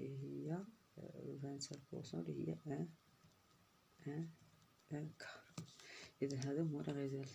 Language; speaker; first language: Arabic; native; Arabic